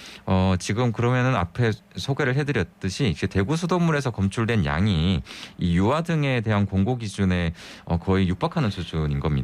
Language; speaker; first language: Korean; native; Korean